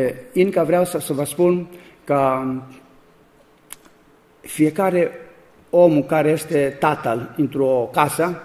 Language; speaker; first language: Romanian; non-native, learner; Greek